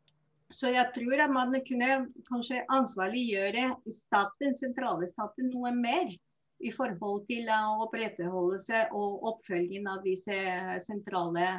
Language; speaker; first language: Norwegian; non-native, fluent; Spanish